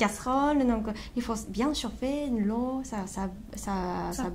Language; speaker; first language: French; non-native, learner; Japanese